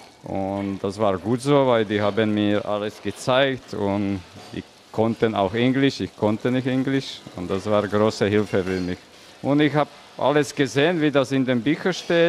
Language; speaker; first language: German; non-native, fluent; Slovak